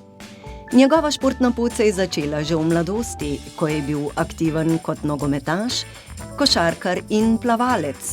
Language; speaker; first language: Slovenian; native; Slovenian